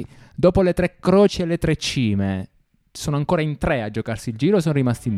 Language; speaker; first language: Italian; native; Italian